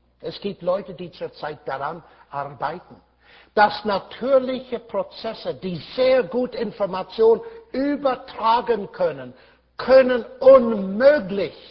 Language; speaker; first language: German; non-native, fluent; English